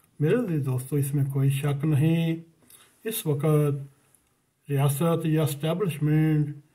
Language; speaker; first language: Urdu; native; Urdu